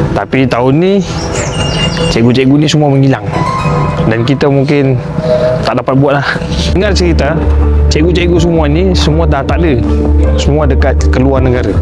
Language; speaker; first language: Malay; native; Malay